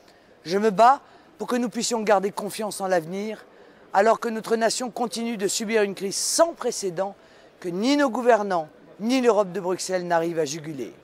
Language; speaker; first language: French; native; French